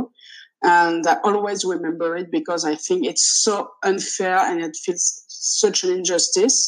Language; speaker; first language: English; non-native, fluent; French